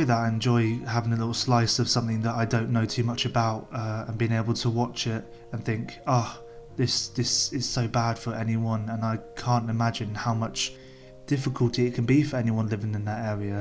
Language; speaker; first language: English; native; English